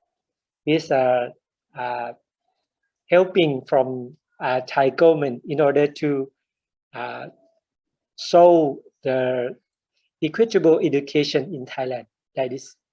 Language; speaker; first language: English; non-native, learner; Thai